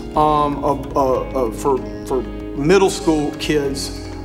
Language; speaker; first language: English; native; English